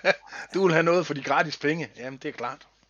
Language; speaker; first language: Danish; native; Danish